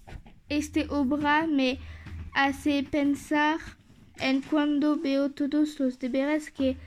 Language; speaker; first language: Spanish; non-native, learner; French